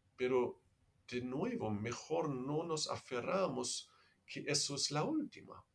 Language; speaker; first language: Spanish; non-native, fluent; German